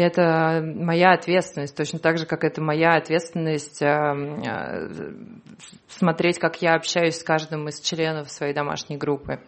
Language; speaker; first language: Russian; native; Russian